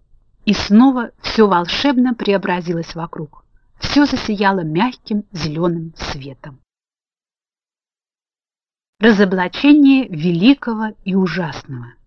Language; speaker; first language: Russian; native; Russian